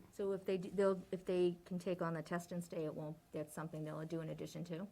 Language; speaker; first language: English; native; English